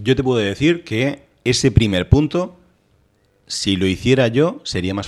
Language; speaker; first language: Spanish; native; Spanish